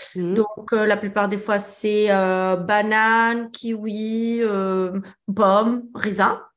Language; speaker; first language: French; early bilingual, other home language; Italian